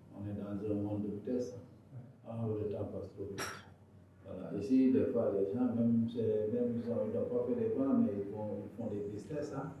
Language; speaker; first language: French; non-native, local second language; Wolof